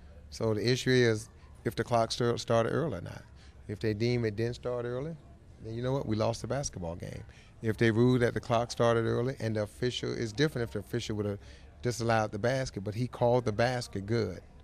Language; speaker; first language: English; native; English